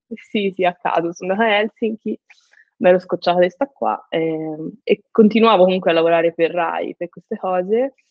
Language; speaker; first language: Italian; native; Italian